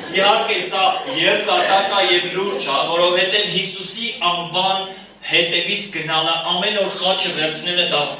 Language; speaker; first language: Armenian; native; Armenian